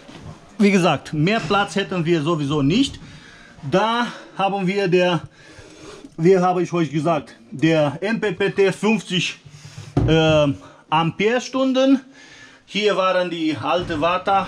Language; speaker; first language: German; non-native, fluent; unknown